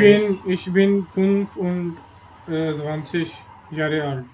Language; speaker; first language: German; non-native, learner; Urdu